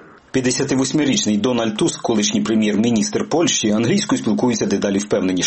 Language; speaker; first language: Ukrainian; native; Ukrainian